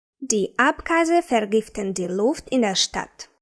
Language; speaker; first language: German; non-native, fluent; Ukrainian